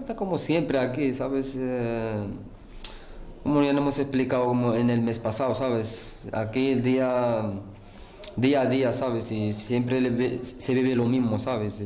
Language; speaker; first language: Spanish; early bilingual, other home language; Arabic